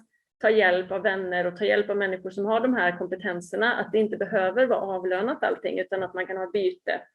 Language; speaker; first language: Swedish; native; Swedish